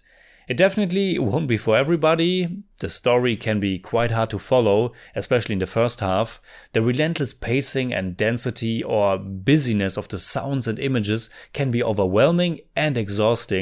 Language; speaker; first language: English; non-native, fluent; German